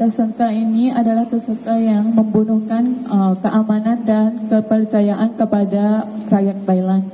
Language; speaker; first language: Indonesian; non-native, learner; Thai